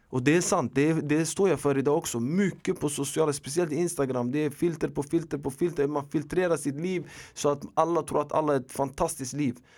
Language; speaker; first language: Swedish; early bilingual, other home language; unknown